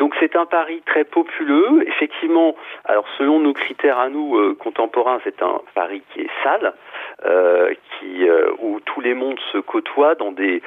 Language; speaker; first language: French; native; French